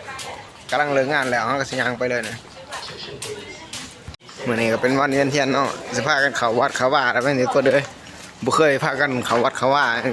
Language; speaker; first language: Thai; non-native, local second language; Lao